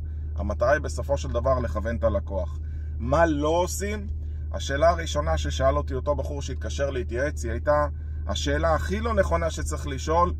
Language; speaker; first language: Hebrew; native; Hebrew